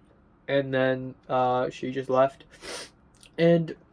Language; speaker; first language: English; non-native, local second language; Cantonese